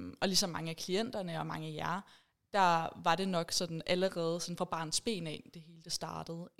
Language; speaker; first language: Danish; early bilingual, other home language; Persian